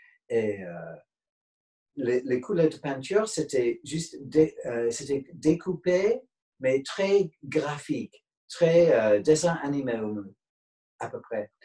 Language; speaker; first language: French; non-native, fluent; English